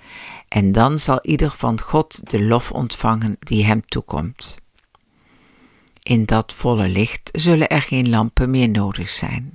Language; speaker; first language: Dutch; native; Dutch